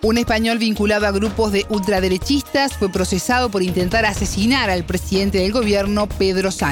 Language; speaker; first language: Spanish; native; Spanish